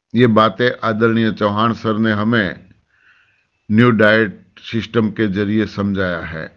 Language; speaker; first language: Hindi; non-native, local second language; Gujarati